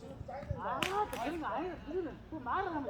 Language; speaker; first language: Korean; native; Korean